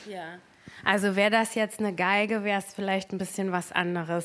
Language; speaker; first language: German; native; German